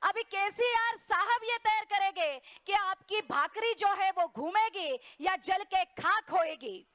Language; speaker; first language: Hindi; non-native, local second language; Marathi